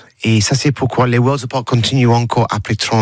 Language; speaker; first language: French; non-native, learner; English